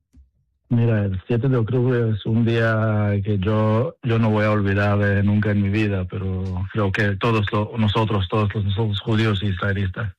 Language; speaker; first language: Spanish; early bilingual, heritage; Spanish